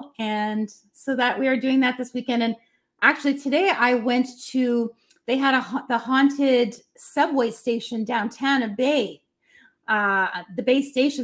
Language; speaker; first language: English; native; English